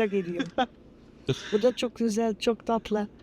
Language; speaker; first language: Turkish; non-native, learner; Dutch